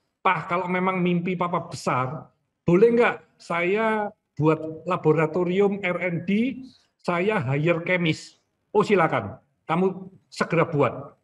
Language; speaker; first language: Indonesian; native; Indonesian